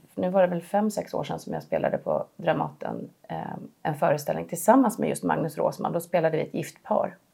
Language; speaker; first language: Swedish; native; Swedish